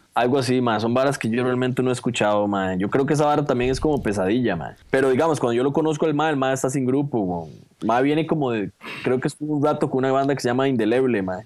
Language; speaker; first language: Spanish; native; Spanish